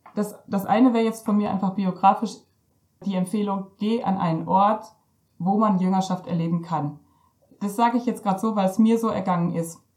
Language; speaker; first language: German; native; German